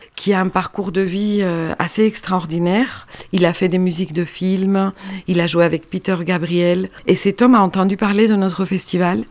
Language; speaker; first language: French; non-native, fluent; Spanish